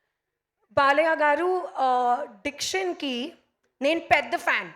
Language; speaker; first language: Telugu; non-native, learner; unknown